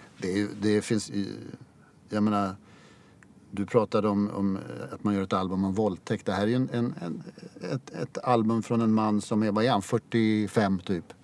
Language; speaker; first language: Swedish; native; Swedish